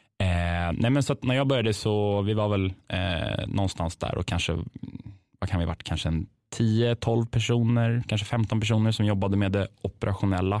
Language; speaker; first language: Swedish; native; Swedish